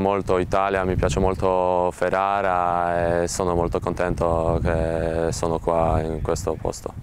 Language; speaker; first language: Italian; non-native, learner; Polish